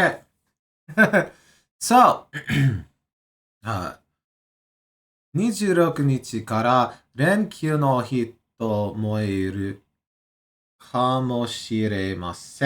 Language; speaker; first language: Japanese; non-native, learner; English